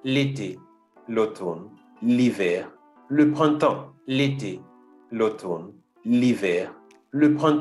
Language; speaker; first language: French; non-native, fluent; Portuguese